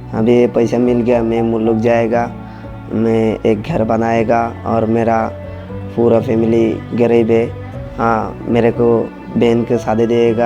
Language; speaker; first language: Hindi; non-native, learner; Bangla